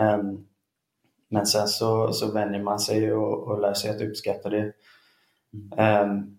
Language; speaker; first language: Swedish; early bilingual, other home language; Icelandic